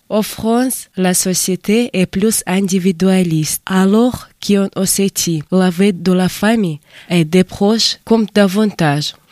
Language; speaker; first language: French; non-native, learner; Russian